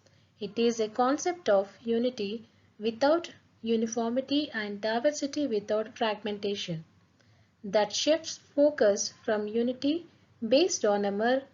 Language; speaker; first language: English; non-native, local second language; Telugu